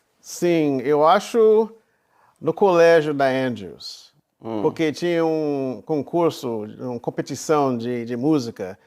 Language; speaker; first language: Portuguese; non-native, fluent; English